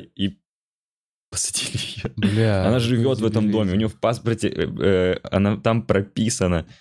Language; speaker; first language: Russian; native; Russian